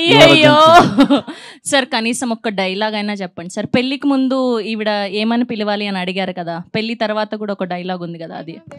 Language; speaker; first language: Telugu; native; Telugu